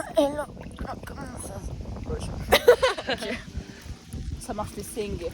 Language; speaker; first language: French; native; French